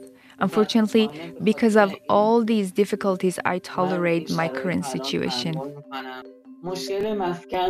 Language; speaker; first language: English; non-native, fluent; Persian